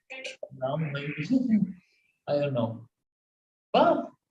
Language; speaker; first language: English; non-native, learner; Spanish